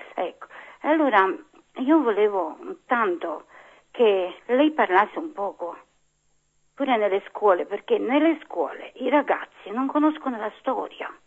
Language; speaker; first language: Italian; non-native, fluent; Romanian